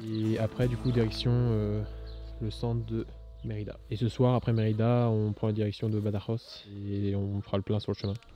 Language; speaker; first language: French; native; French